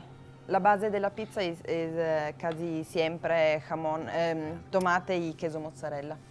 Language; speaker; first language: Spanish; non-native, fluent; Italian